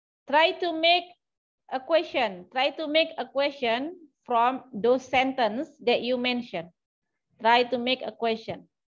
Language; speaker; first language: English; non-native, fluent; Indonesian